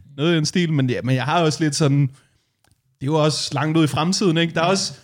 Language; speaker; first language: Danish; native; Danish